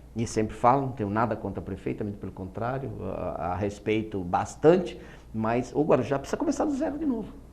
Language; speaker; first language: Portuguese; native; Portuguese